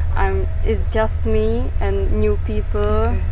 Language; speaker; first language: English; non-native, fluent; Czech